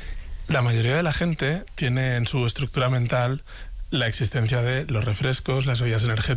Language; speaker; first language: Spanish; native; Spanish